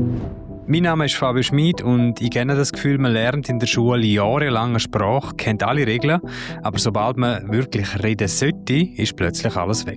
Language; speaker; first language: German; native; German